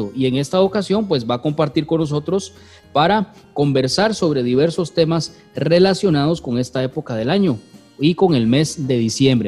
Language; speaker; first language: Spanish; native; Spanish